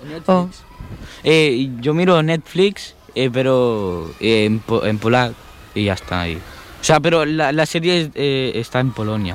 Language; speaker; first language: Catalan; early bilingual, other home language; Polish